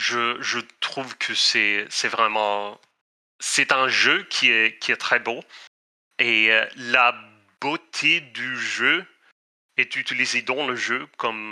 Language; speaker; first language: French; non-native, fluent; Swedish